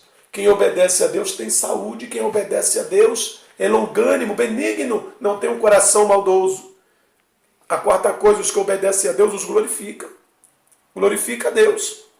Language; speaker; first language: Portuguese; native; Portuguese